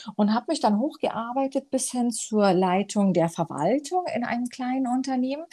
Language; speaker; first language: German; early bilingual, other home language; Romanian